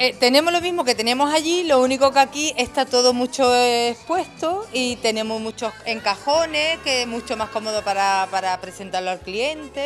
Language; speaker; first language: Spanish; native; Spanish